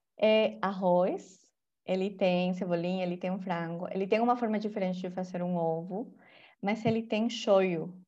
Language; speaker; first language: Portuguese; non-native, fluent; Spanish